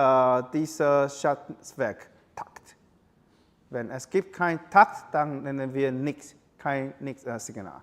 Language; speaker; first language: German; non-native, learner; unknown